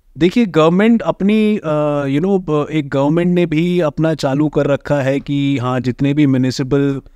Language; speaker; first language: Hindi; native; Hindi